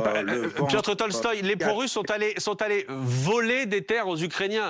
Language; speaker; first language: French; native; French